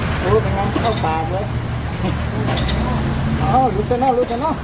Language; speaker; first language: Thai; non-native, local second language; Northeastern Thai